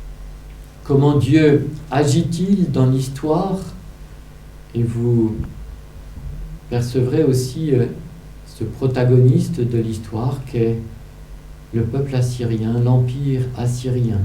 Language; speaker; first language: French; native; French